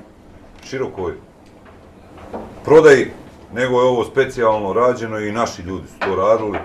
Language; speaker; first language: Bosnian; native; Bosnian